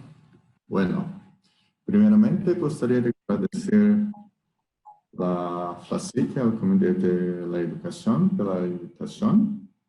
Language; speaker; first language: Spanish; non-native, learner; Portuguese